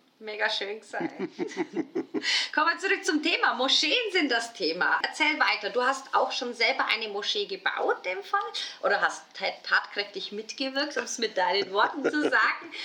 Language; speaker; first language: German; native; German